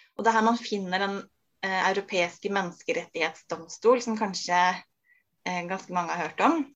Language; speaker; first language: Norwegian; native; Norwegian